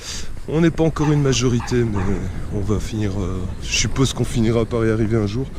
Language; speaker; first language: French; native; French